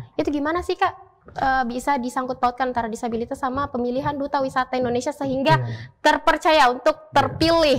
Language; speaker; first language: Indonesian; native; Indonesian